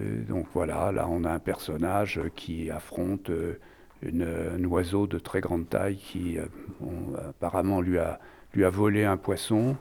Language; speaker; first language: French; native; French